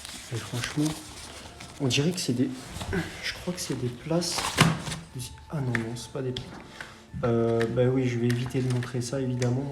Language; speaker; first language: French; native; French